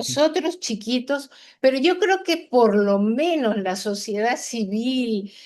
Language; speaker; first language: Spanish; native; Spanish